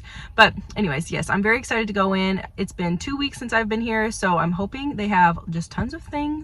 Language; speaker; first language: English; native; English